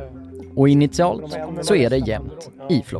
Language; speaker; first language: Swedish; native; Swedish